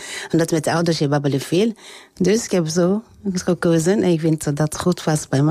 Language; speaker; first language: Dutch; non-native, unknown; French